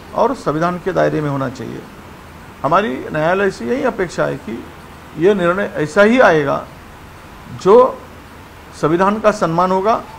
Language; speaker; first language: Hindi; non-native, local second language; Marathi